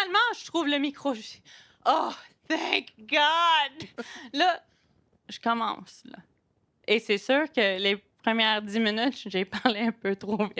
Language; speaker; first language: French; non-native, local second language; English